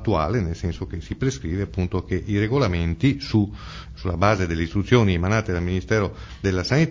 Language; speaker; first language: Italian; native; Italian